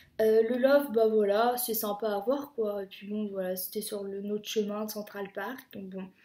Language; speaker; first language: French; native; French